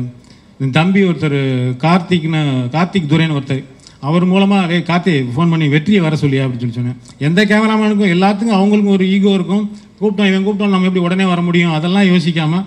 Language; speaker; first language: Tamil; native; Tamil